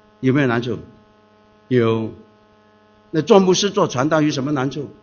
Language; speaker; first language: Chinese; non-native, local second language; Cantonese